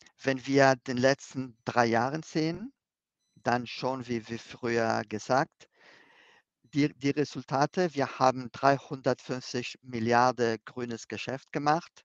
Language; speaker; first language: German; non-native, fluent; Spanish